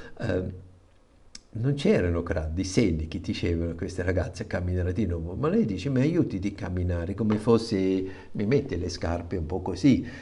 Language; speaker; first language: Italian; non-native, fluent; German